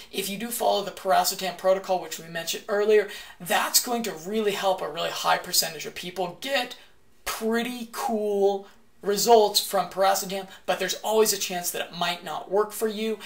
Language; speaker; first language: English; native; English